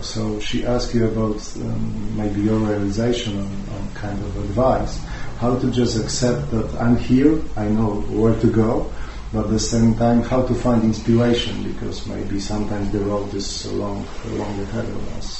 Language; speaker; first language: English; non-native, fluent; Polish